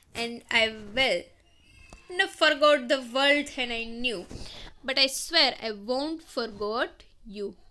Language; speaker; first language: English; non-native, local second language; Gujarati